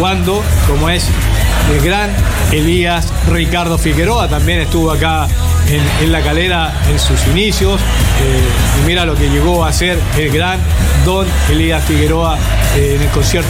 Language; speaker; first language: Spanish; native; Spanish